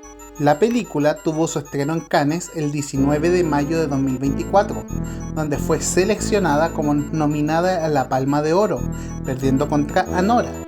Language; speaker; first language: Spanish; native; Spanish